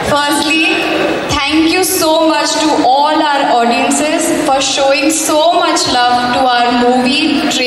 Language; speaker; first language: Kannada; non-native, local second language; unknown